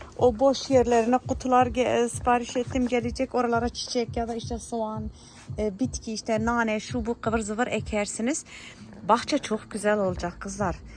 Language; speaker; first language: Turkish; early bilingual, heritage; Turkish